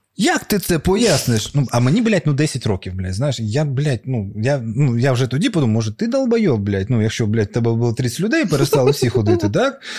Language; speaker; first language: Ukrainian; non-native, local second language; Russian